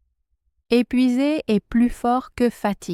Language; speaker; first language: French; native; French